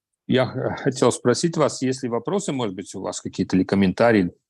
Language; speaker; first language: Russian; native; Russian